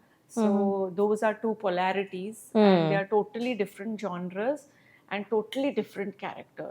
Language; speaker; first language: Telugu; non-native, local second language; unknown